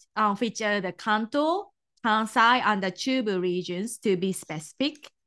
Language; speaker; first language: English; non-native, fluent; Japanese